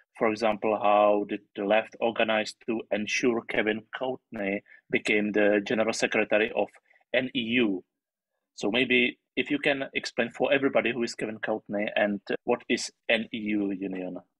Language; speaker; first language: English; non-native, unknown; Czech